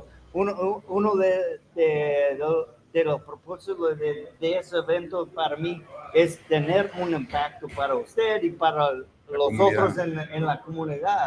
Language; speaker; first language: Spanish; non-native, learner; English